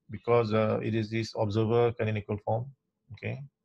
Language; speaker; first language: English; non-native, local second language; Malay